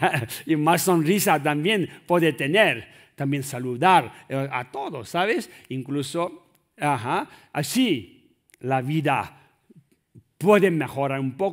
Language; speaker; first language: Spanish; non-native, learner; Tibetan